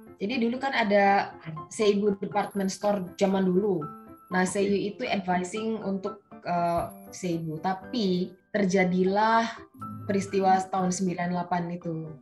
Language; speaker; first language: Indonesian; early bilingual, heritage; Indonesian